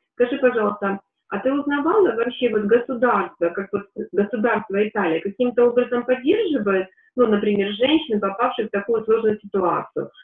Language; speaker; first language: Russian; native; Russian